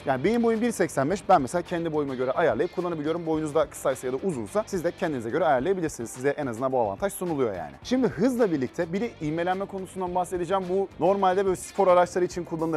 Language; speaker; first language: Turkish; native; Turkish